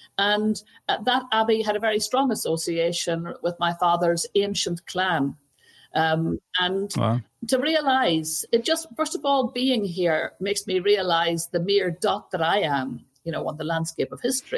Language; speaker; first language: English; native; English